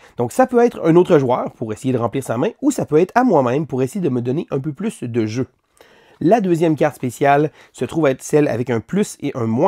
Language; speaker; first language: French; native; French